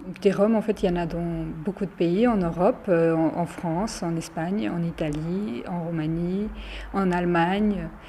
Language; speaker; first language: French; early bilingual, other home language; Romany